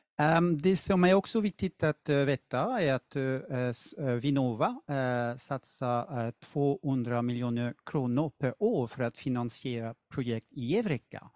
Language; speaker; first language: Swedish; non-native, fluent; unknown